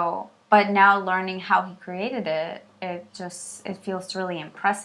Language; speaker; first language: English; native; English